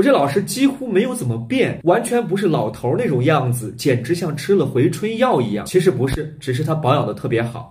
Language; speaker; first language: Chinese; native; Chinese